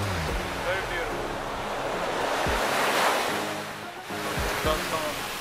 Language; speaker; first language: English; non-native, fluent; Swedish